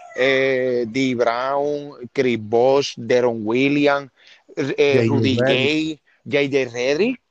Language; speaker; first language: Spanish; native; Spanish